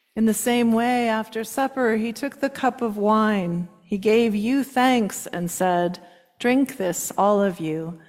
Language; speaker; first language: English; native; English